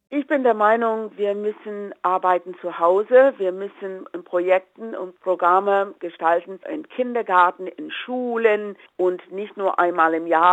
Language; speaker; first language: German; non-native, fluent; English